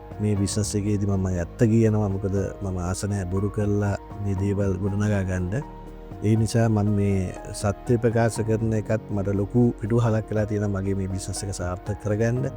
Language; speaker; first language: Sinhala; native; Sinhala